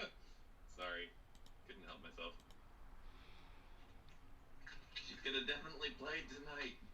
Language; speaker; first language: English; native; English